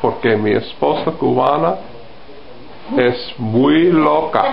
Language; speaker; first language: Spanish; non-native, learner; English